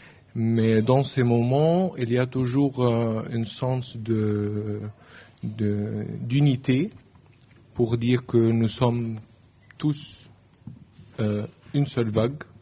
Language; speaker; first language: French; non-native, learner; Arabic